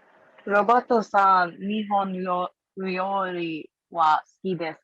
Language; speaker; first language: Japanese; non-native, learner; English